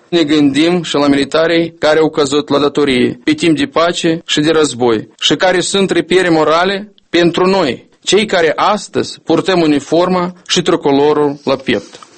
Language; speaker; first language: Romanian; non-native, local second language; Russian